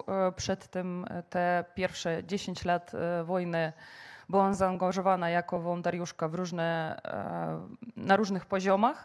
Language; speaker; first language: Polish; non-native, fluent; Ukrainian